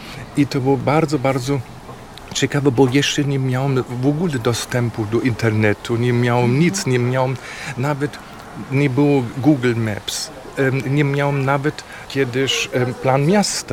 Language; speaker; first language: Polish; non-native, fluent; German